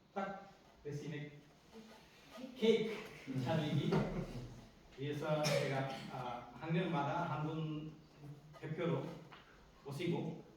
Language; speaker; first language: Korean; non-native, fluent; Hindi